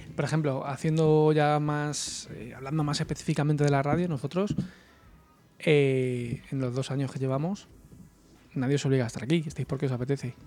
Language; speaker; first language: Spanish; native; Spanish